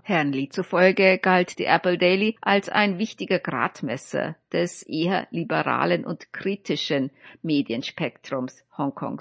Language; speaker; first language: German; native; German